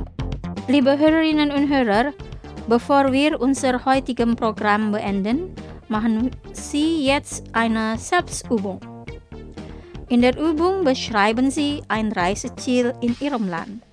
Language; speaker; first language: German; non-native, fluent; Indonesian